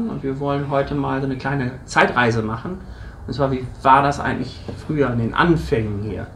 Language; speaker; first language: German; native; German